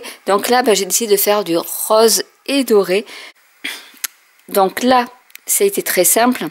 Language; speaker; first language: French; native; French